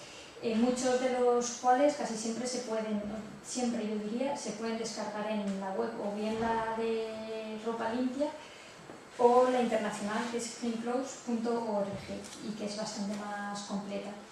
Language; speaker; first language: Spanish; native; Spanish